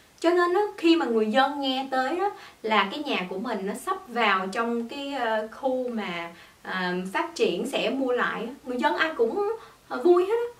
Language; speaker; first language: Vietnamese; early bilingual, heritage; Vietnamese